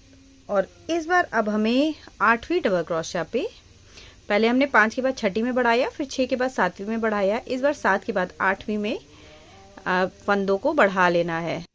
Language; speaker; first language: Hindi; native; Hindi